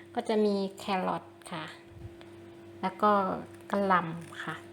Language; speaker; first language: Thai; non-native, local second language; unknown